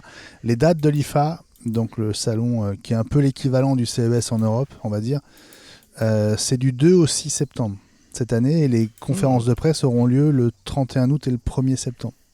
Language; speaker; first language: French; native; French